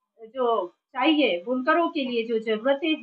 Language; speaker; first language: Hindi; native; Hindi